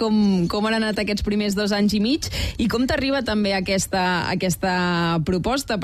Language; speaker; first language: Catalan; native; Catalan